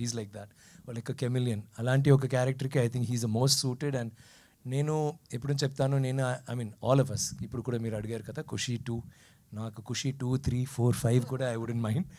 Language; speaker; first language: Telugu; non-native, learner; Tamil